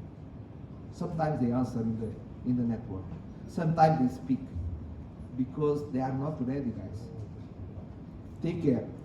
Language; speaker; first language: English; non-native, learner; Portuguese